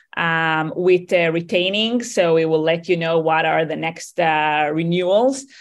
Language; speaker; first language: English; non-native, fluent; Hebrew